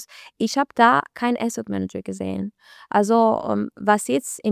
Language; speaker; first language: German; non-native, learner; Albanian